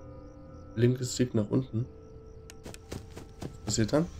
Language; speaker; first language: German; native; German